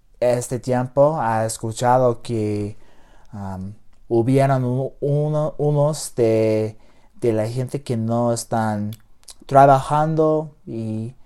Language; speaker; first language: Spanish; non-native, learner; English